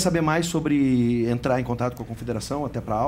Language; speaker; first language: Portuguese; native; Portuguese